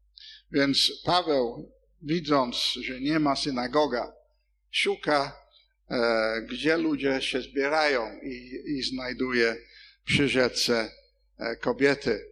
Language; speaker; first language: Polish; non-native, fluent; English